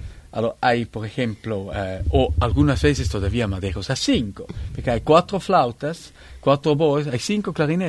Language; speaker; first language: Spanish; non-native, fluent; Italian